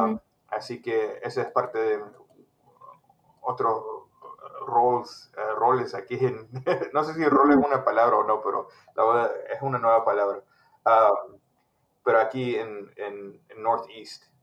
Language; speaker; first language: Spanish; early bilingual, heritage; Spanish